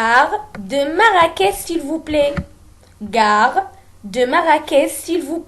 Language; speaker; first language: French; non-native, local second language; Arabic